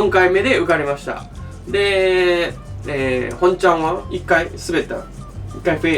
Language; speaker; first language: Japanese; native; Japanese